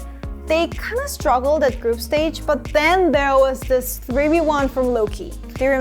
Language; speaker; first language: English; non-native, fluent; Korean